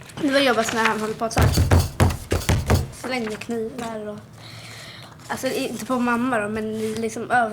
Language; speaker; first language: Swedish; native; Swedish